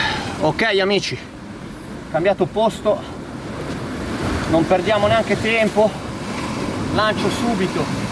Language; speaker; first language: Italian; native; Italian